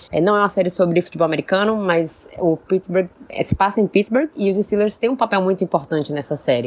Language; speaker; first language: Portuguese; native; Portuguese